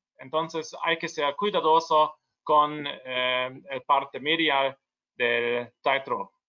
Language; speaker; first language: Spanish; non-native, learner; German